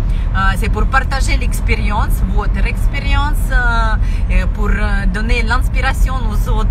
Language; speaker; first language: French; non-native, fluent; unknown